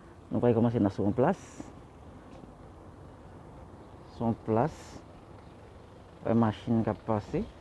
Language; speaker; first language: French; non-native, learner; Haitian Creole